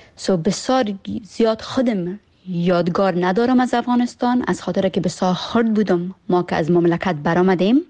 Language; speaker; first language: Persian; early bilingual, heritage; Persian